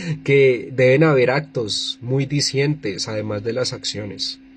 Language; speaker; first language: Spanish; native; Spanish